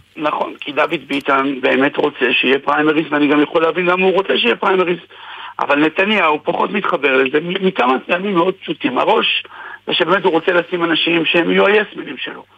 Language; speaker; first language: Hebrew; native; Hebrew